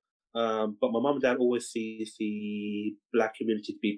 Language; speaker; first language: English; non-native, local second language; Cantonese